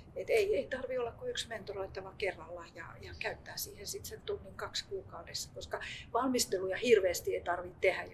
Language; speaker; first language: Finnish; native; Finnish